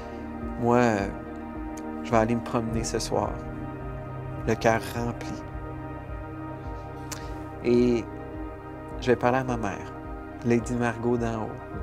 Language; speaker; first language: French; native; French